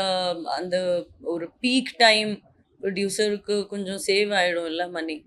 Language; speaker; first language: Tamil; non-native, fluent; Hindi